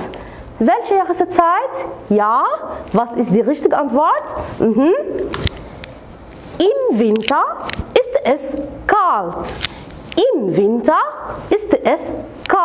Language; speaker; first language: German; non-native, fluent; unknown